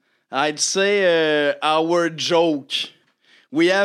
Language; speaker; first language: English; non-native, fluent; French